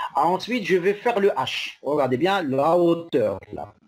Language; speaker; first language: French; non-native, local second language; Arabic